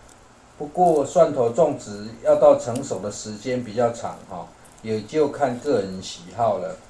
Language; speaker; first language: Chinese; native; Chinese